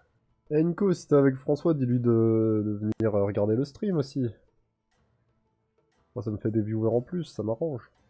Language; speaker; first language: French; native; French